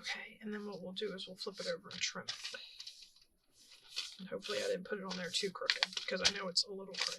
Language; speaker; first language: English; native; English